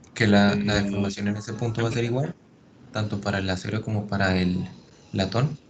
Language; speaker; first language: Spanish; native; Spanish